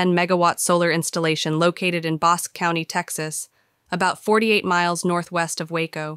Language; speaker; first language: English; native; English